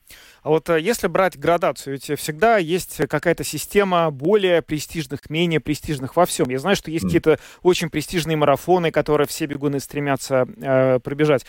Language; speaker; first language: Russian; native; Russian